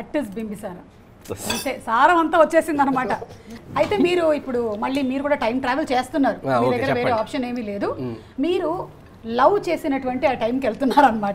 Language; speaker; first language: Telugu; native; Telugu